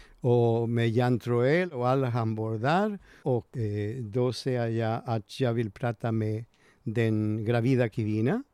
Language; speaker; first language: Swedish; non-native, learner; Spanish